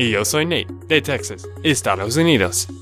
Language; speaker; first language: Spanish; non-native, fluent; English